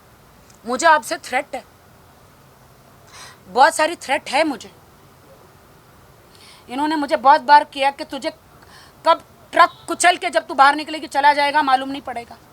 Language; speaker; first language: Hindi; native; Hindi